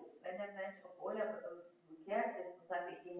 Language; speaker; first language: German; non-native, fluent; Russian